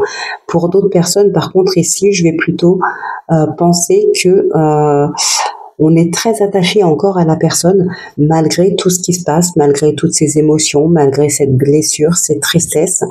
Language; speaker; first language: French; native; French